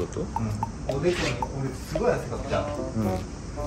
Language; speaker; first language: Japanese; native; Japanese